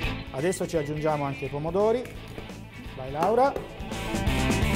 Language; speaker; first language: Italian; native; Italian